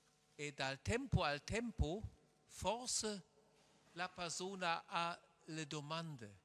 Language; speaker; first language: Italian; non-native, learner; German